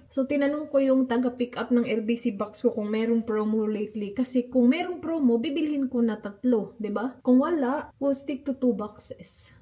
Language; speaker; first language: Filipino; native; Filipino